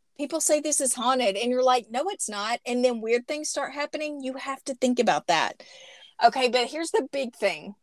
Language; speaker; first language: English; native; English